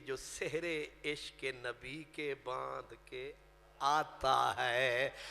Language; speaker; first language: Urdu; non-native, local second language; Punjabi